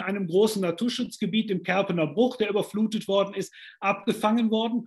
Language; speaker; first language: German; native; German